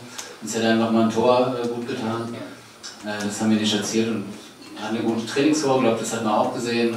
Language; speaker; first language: German; native; German